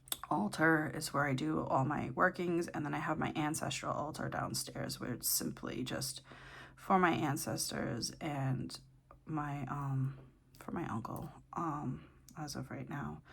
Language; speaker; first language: English; native; English